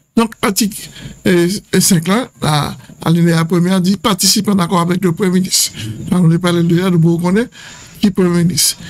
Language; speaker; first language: French; non-native, local second language; Haitian Creole